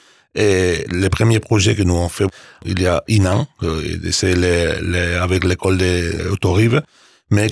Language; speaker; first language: French; non-native, learner; Spanish